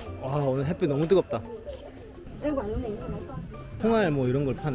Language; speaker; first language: Korean; native; Korean